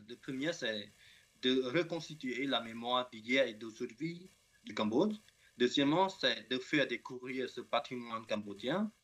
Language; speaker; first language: French; non-native, learner; Khmer